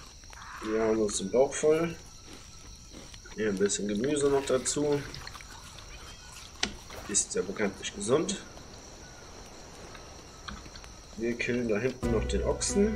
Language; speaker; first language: German; native; German